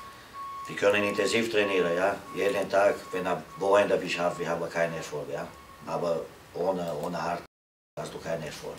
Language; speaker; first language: German; non-native, learner; Romanian